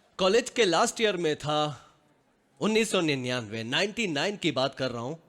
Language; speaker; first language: Hindi; non-native, local second language; Gujarati